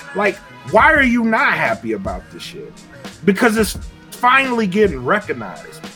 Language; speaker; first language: English; native; English